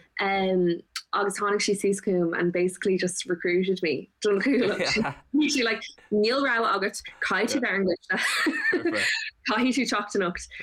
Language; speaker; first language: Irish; non-native, local second language; English